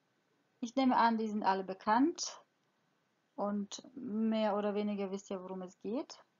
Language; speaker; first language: German; non-native, fluent; Croatian